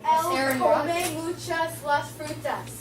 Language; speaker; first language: Spanish; non-native, learner; English